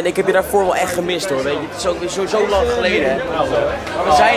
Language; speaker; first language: Dutch; native; Dutch